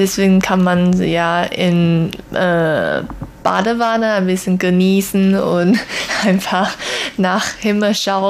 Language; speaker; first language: German; non-native, learner; Chinese